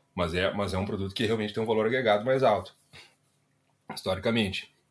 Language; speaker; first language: Portuguese; native; Portuguese